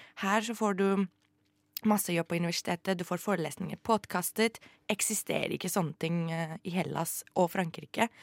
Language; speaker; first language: Norwegian; non-native, fluent; Greek